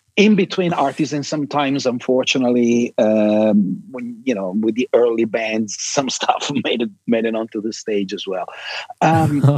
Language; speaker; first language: English; non-native, fluent; Italian